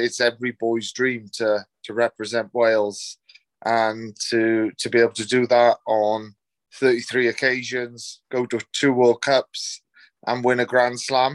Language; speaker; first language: English; native; English